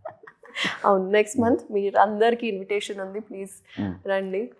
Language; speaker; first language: Telugu; non-native, local second language; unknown